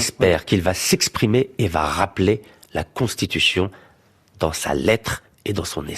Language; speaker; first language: French; native; French